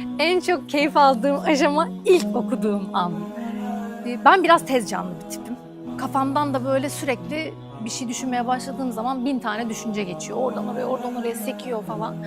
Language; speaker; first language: Turkish; native; Turkish